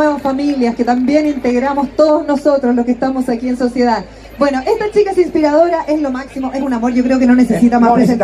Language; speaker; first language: Spanish; native; Spanish